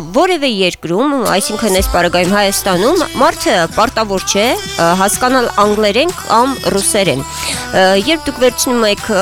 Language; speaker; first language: Armenian; native; Armenian